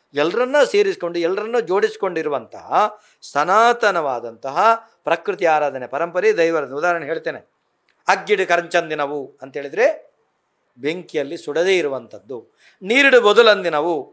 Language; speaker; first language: Kannada; non-native, local second language; Tulu